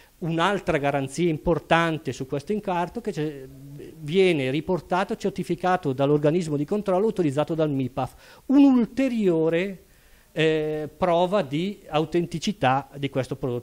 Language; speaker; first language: Italian; native; Italian